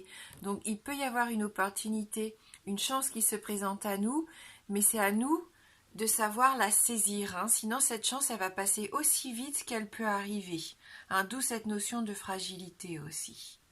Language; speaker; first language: French; native; French